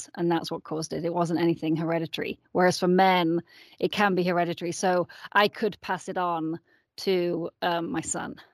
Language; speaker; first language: English; native; English